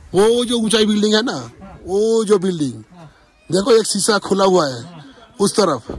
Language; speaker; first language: Hindi; non-native, local second language; Bangla